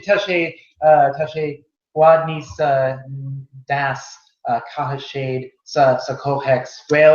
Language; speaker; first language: Irish; non-native, learner; English